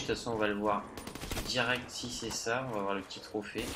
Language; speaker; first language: French; native; French